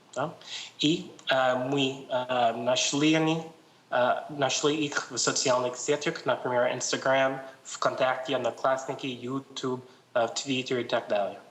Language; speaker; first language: Russian; non-native, learner; English